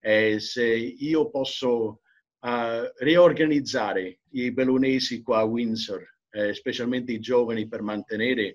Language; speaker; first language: Italian; early bilingual, heritage; English